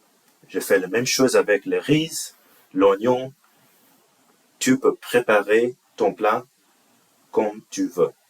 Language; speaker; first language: French; non-native, learner; English